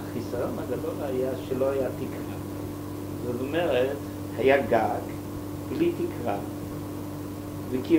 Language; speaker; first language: Hebrew; non-native, fluent; German